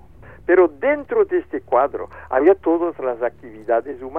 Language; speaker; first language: Spanish; non-native, fluent; French